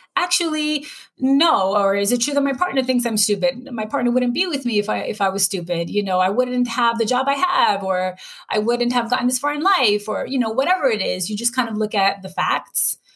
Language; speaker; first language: English; native; English